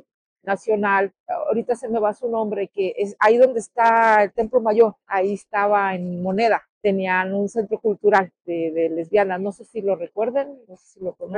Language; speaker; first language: Spanish; native; Spanish